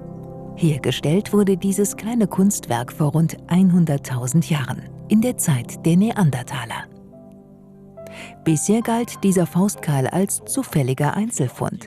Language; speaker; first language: German; native; German